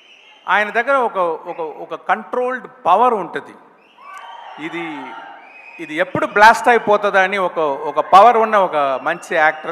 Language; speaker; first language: Telugu; non-native, learner; Tamil